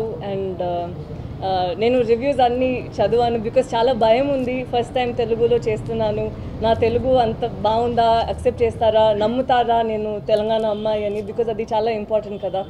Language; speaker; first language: Telugu; non-native, learner; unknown